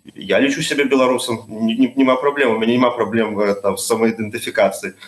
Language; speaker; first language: Belarusian; non-native, local second language; Russian